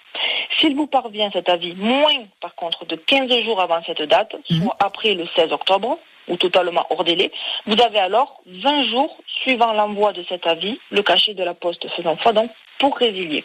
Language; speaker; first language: French; native; French